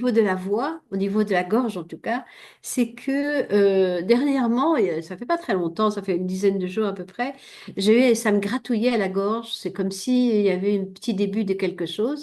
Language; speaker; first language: French; native; French